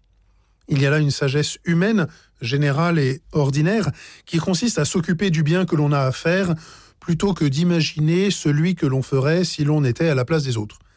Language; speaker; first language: French; native; French